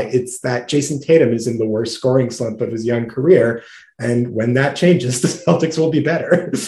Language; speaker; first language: English; native; English